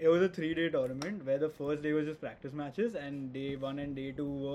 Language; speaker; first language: English; non-native, local second language; Hindi